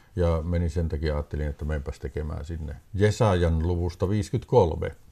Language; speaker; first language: Finnish; native; Finnish